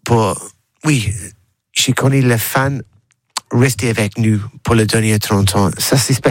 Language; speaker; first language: French; non-native, learner; English